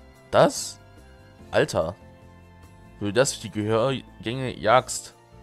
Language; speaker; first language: German; native; German